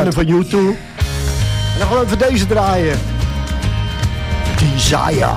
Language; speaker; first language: Dutch; native; Dutch